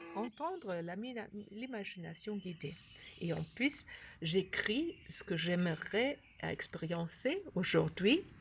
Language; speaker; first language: French; non-native, learner; German